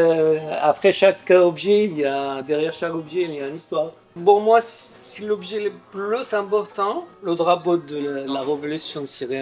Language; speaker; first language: French; non-native, fluent; Arabic